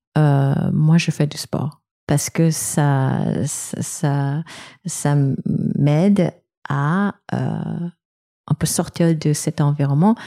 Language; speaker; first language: French; non-native, fluent; English